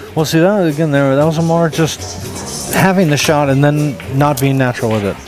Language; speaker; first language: English; native; English